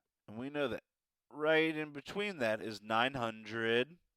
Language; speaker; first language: English; native; English